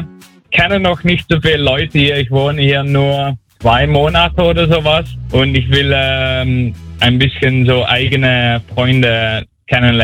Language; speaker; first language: German; non-native, learner; Dutch